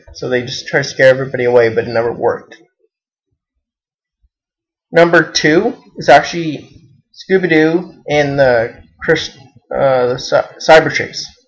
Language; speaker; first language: English; native; English